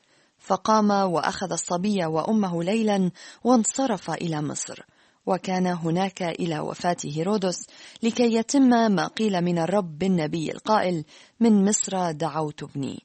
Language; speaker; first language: Arabic; native; Arabic